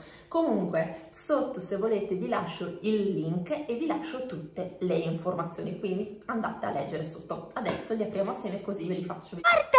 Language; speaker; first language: Italian; native; Italian